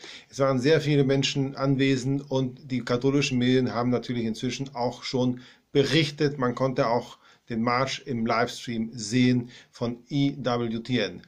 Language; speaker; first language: German; native; German